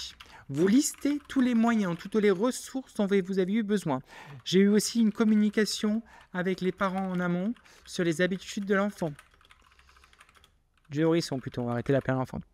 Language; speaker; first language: French; native; French